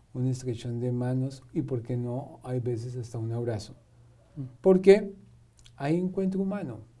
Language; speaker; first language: Spanish; native; Spanish